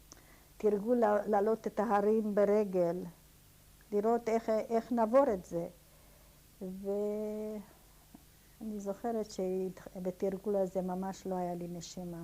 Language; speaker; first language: Hebrew; non-native, fluent; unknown